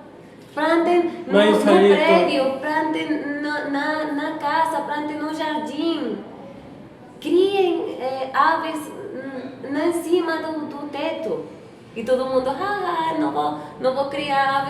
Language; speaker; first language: Portuguese; non-native, fluent; Spanish